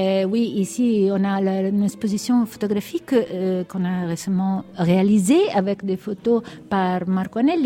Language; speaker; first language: French; non-native, fluent; Italian